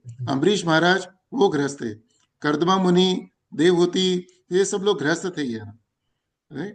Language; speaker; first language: Hindi; native; Hindi